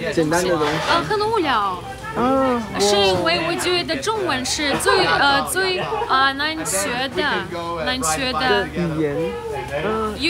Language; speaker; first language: Chinese; non-native, fluent; Russian